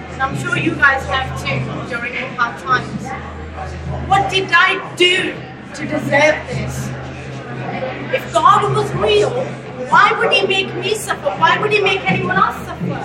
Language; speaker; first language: English; early bilingual, other home language; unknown